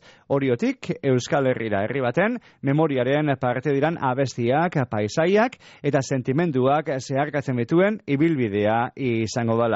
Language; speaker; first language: Basque; native; Basque